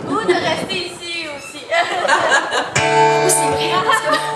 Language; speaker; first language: French; native; French